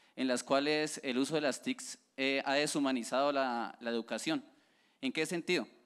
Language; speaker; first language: Spanish; native; Spanish